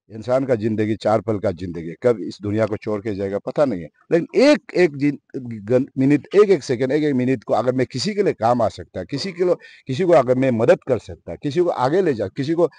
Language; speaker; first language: Hindi; non-native, local second language; Nyishi